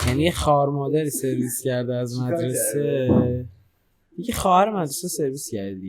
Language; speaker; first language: Persian; native; Persian